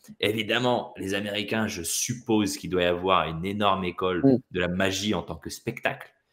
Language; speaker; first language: French; native; French